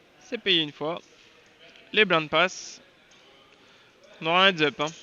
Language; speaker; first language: French; native; French